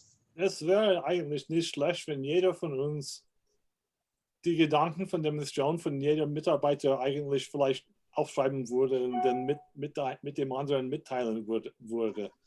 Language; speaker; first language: German; non-native, learner; English